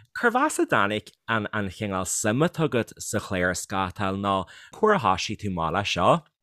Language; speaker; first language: Irish; native; Irish